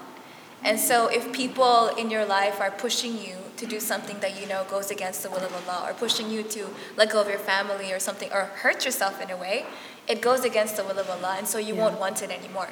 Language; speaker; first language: English; early bilingual, other home language; Arabic